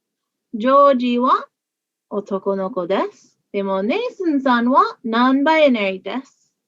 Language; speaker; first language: Japanese; non-native, fluent; English